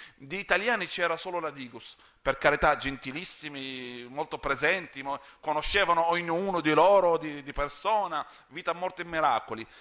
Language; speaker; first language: Italian; non-native, fluent; Arabic